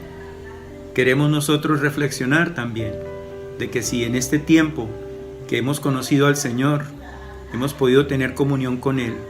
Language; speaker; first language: Spanish; native; Spanish